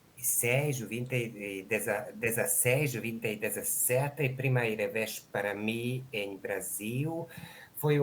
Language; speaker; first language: Portuguese; non-native, learner; Hungarian